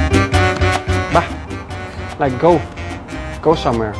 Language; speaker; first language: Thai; non-native, learner; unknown